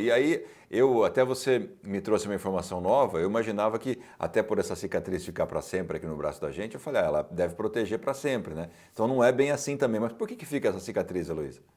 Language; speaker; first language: Portuguese; native; Portuguese